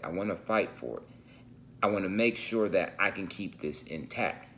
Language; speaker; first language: English; native; English